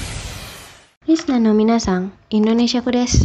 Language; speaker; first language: Japanese; non-native, fluent; Indonesian